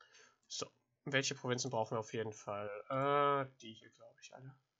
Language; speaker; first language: German; native; German